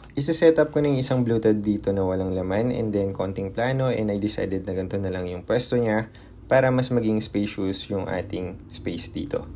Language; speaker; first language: Filipino; native; Filipino